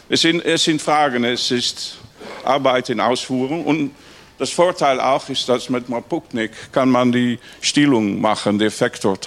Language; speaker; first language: German; non-native, learner; Dutch